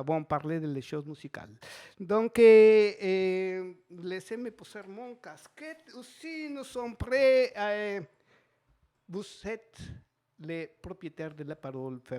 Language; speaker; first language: French; non-native, fluent; Spanish